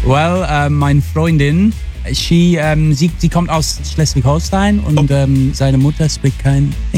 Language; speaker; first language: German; non-native, learner; English